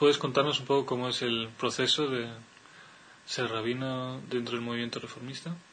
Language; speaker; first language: Spanish; native; Spanish